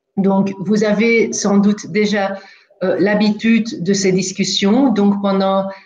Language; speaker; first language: French; non-native, local second language; Dutch